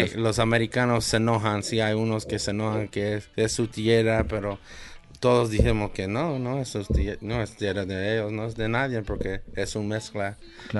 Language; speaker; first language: Spanish; early bilingual, heritage; Spanish